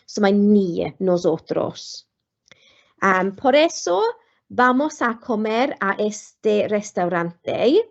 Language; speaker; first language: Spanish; non-native, fluent; Welsh